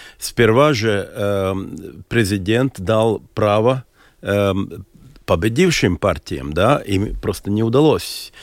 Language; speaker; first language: Russian; non-native, local second language; Latvian